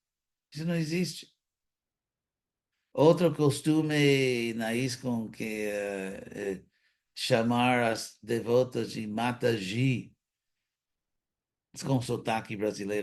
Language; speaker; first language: Portuguese; non-native, fluent; English